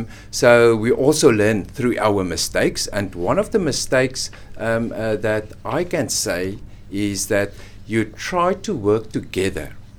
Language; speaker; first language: English; non-native, local second language; Afrikaans